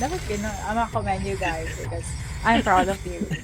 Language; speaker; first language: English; non-native, local second language; Filipino